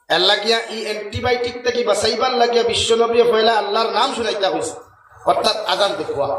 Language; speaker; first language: Bangla; non-native, local second language; Sylheti